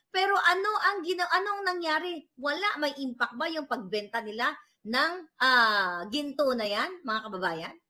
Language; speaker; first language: Filipino; non-native, local second language; Cebuano